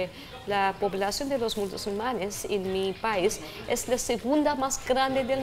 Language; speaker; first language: Spanish; non-native, fluent; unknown